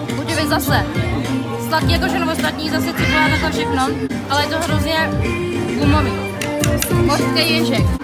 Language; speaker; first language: Czech; early bilingual, other home language; Vietnamese